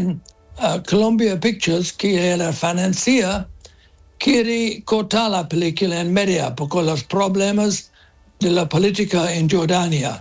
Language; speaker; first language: Spanish; non-native, learner; English